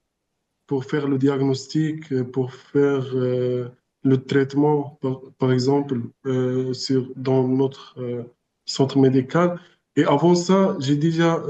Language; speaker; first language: French; non-native, learner; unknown